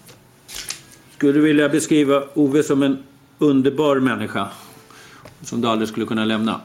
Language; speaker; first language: Swedish; native; Swedish